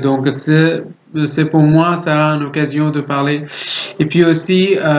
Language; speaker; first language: French; non-native, learner; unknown